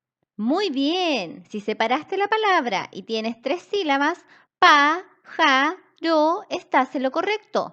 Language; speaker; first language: Spanish; native; Spanish